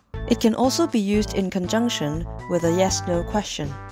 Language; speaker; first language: English; non-native, local second language; Cantonese